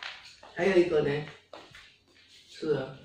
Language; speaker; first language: Chinese; non-native, local second language; Hakka Chinese